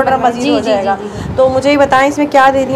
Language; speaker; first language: Urdu; native; Urdu